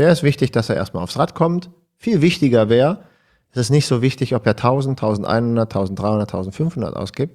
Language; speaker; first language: German; native; German